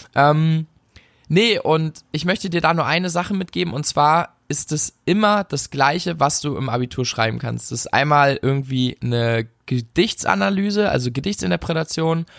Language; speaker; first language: German; native; German